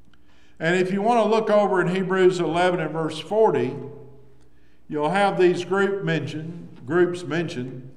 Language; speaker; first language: English; native; English